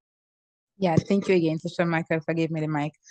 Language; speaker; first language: English; non-native, learner; Haitian Creole